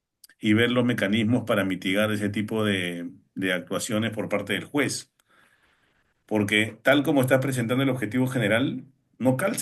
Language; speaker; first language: Spanish; native; Spanish